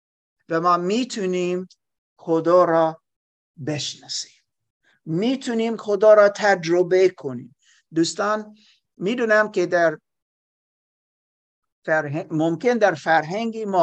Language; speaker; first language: Persian; non-native, fluent; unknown